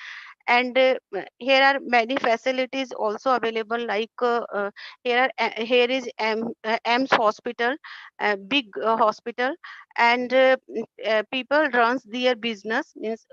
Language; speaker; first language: English; non-native, learner; Hindi